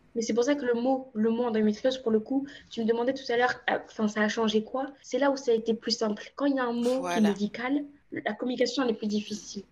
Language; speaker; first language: French; native; French